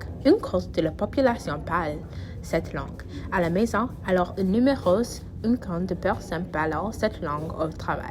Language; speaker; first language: French; non-native, learner; English